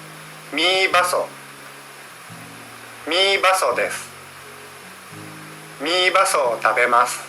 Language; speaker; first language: Japanese; non-native, learner; Indonesian